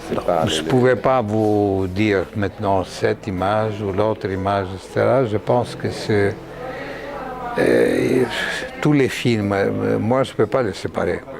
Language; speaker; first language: French; non-native, fluent; Greek